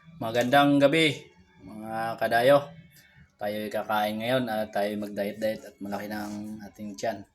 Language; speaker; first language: Filipino; non-native, local second language; Cebuano